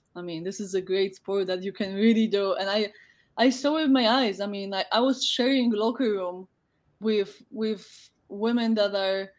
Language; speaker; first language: English; non-native, fluent; Polish